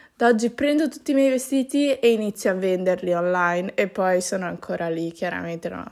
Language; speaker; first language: Italian; native; Italian